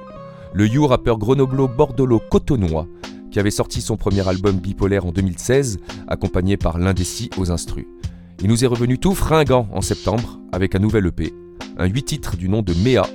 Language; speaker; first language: French; native; French